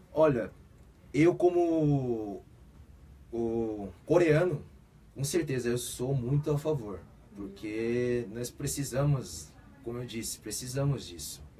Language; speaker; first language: Portuguese; early bilingual, other home language; Korean